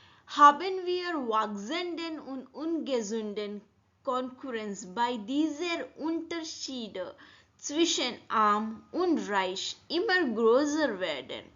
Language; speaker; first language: German; non-native, learner; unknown